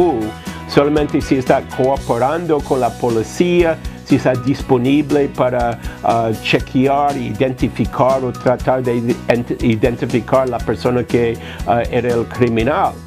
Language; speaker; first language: Spanish; non-native, fluent; English